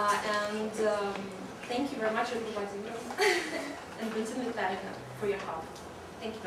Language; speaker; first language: English; non-native, fluent; Russian